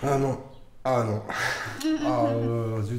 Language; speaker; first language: French; native; French